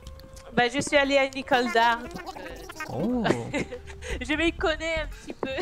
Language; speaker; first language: French; non-native, fluent; English